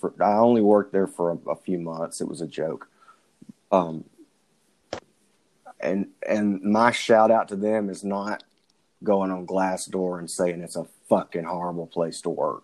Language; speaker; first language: English; native; English